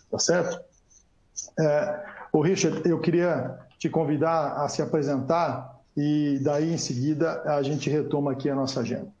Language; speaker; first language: Portuguese; native; Portuguese